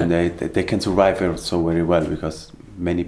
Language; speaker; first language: English; non-native, fluent; Swiss German